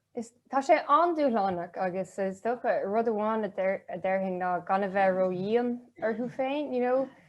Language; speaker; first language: Irish; non-native, local second language; English